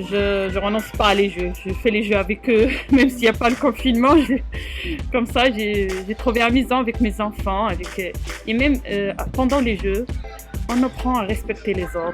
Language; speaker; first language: French; non-native, learner; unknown